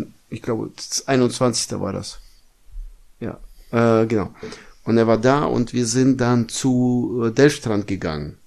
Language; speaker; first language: German; early bilingual, other home language; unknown